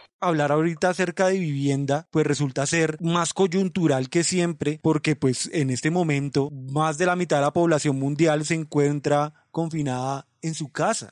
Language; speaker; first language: Spanish; native; Spanish